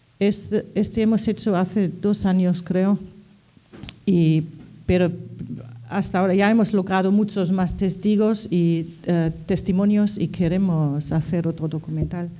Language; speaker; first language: Spanish; non-native, fluent; German